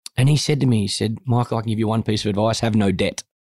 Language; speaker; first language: English; native; English